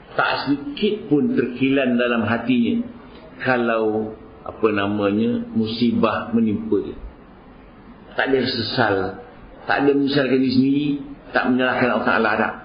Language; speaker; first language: Malay; native; Malay